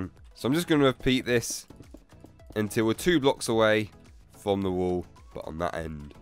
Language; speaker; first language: English; native; English